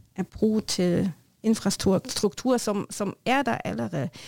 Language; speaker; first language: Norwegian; non-native, learner; German